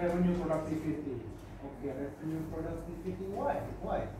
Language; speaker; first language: English; non-native, fluent; Indonesian